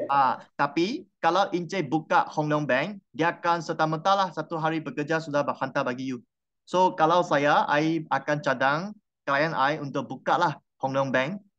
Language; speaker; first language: Malay; non-native, local second language; Chinese